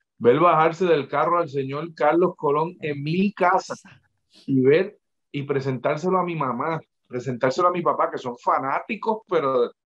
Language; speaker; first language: Spanish; native; Spanish